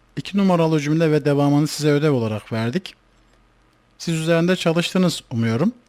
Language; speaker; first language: Turkish; native; Turkish